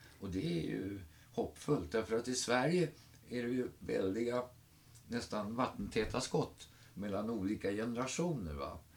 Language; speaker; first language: Swedish; native; Swedish